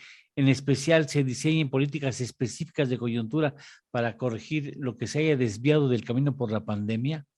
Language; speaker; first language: Spanish; native; Spanish